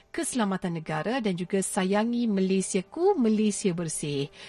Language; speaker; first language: Malay; native; Malay